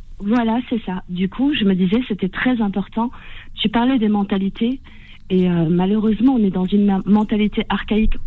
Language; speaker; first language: French; early bilingual, other home language; Arabic